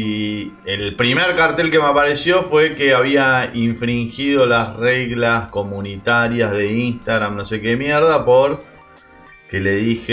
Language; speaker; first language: Spanish; native; Spanish